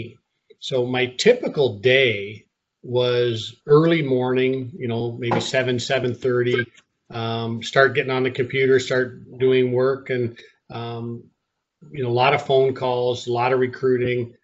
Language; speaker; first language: English; native; English